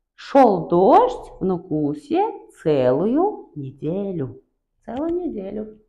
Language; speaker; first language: Russian; non-native, local second language; Kara-Kalpak